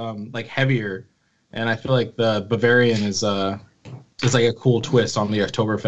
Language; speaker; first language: English; native; English